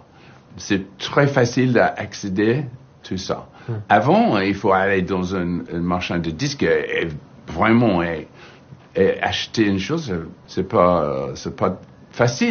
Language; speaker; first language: French; non-native, learner; English